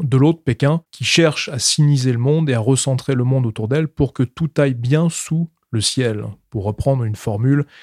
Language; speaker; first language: French; native; French